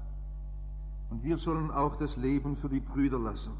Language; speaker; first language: German; native; German